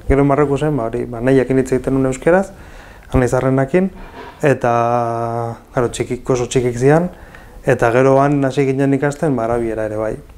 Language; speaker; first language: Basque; early bilingual, other home language; Arabic